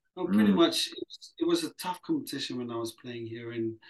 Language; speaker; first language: English; early bilingual, other home language; Samoan